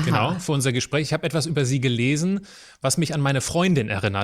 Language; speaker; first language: German; native; German